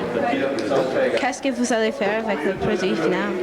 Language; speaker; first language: French; non-native, local second language; English